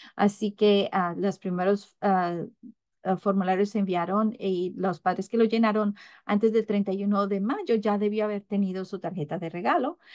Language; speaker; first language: Spanish; early bilingual, heritage; English